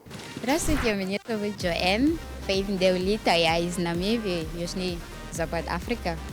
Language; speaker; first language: Russian; non-native, learner; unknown